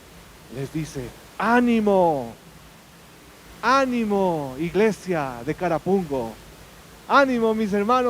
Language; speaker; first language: Spanish; native; Spanish